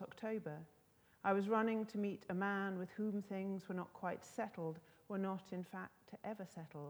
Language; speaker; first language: English; native; English